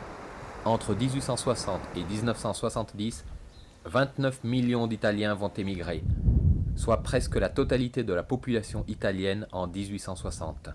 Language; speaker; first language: French; native; French